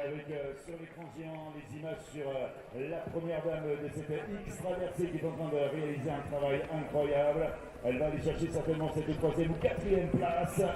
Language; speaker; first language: French; native; French